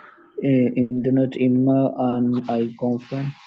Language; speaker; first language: German; non-native, learner; Malayalam